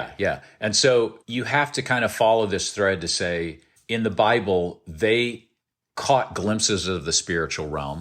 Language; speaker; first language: English; native; English